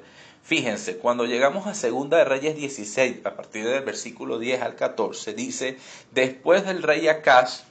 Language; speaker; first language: Spanish; native; Spanish